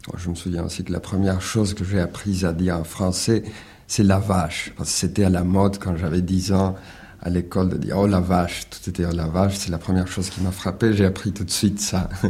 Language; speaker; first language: French; early bilingual, other home language; Spanish